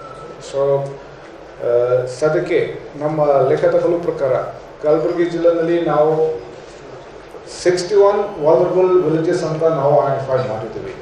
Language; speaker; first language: Kannada; non-native, fluent; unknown